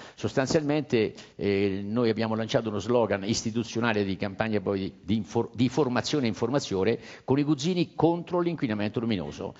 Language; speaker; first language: Italian; native; Italian